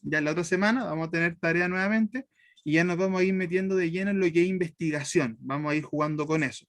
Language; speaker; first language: Spanish; native; Spanish